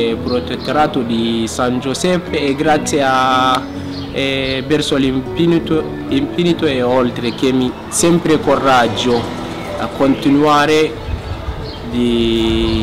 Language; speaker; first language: Italian; non-native, learner; Hausa